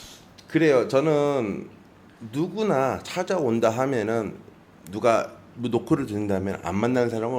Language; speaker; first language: Korean; native; Korean